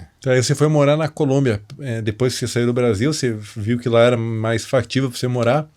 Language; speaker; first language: Portuguese; native; Portuguese